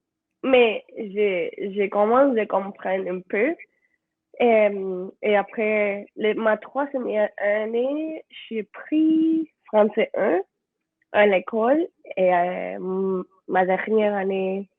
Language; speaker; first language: French; non-native, learner; Spanish